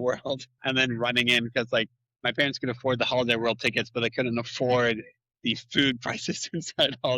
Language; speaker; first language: English; native; English